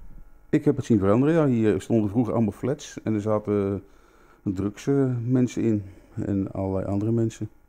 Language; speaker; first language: Dutch; native; Dutch